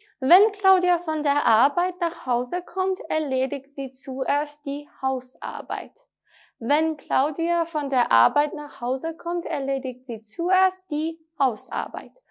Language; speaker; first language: German; non-native, fluent; Persian